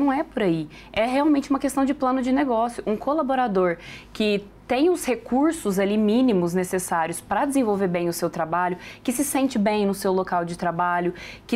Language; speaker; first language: Portuguese; native; Portuguese